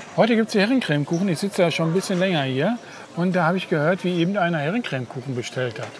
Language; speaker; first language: German; native; German